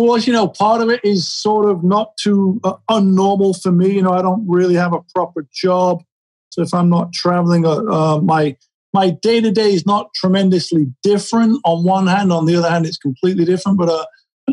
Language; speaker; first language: English; native; English